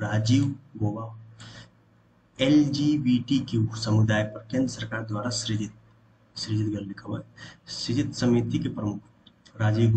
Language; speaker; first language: Hindi; native; Hindi